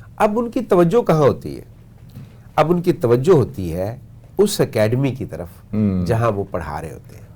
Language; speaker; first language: Urdu; non-native, local second language; Punjabi